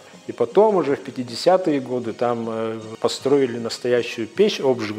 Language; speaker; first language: Russian; native; Russian